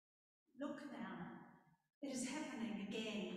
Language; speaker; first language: English; native; English